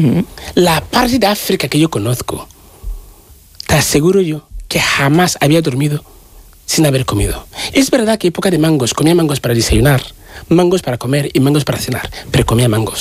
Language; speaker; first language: Spanish; non-native, fluent; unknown